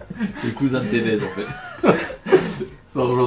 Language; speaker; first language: French; native; French